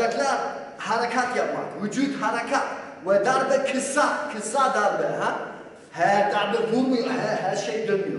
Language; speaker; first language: Turkish; non-native, learner; Polish